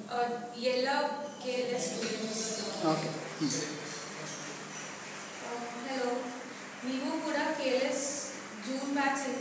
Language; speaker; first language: Kannada; non-native, learner; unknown